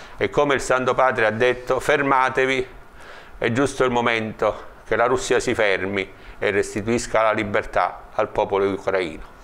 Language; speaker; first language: Italian; native; Italian